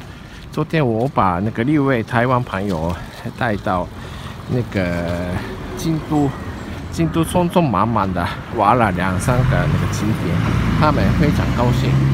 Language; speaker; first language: Chinese; non-native, fluent; Japanese